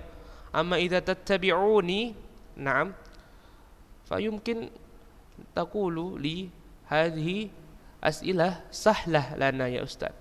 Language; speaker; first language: Arabic; non-native, fluent; Indonesian